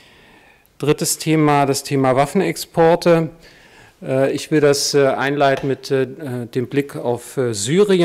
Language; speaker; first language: German; native; German